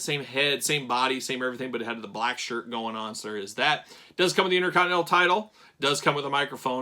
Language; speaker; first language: English; native; English